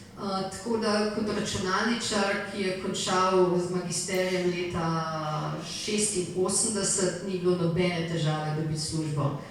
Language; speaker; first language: Slovenian; native; Slovenian